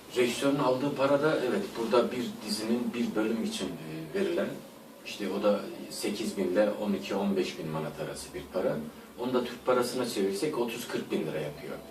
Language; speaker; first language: Turkish; native; Turkish